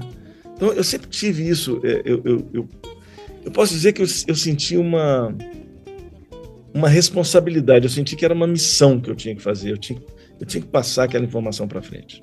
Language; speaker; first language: Portuguese; native; Portuguese